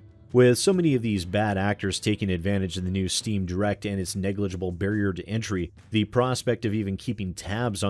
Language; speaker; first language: English; native; English